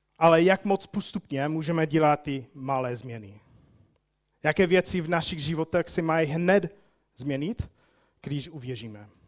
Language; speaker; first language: Czech; non-native, fluent; English